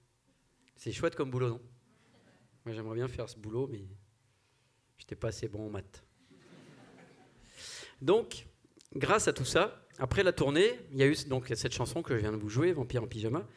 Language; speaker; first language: French; native; French